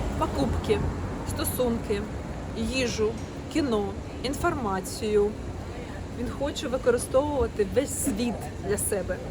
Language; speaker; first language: Ukrainian; non-native, local second language; Russian